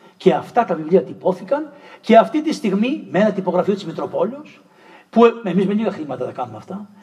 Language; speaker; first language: Greek; native; Greek